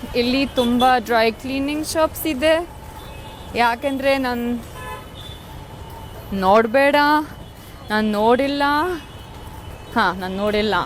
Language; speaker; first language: Kannada; non-native, learner; English